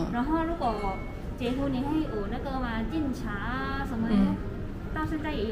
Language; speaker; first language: Chinese; non-native, learner; Thai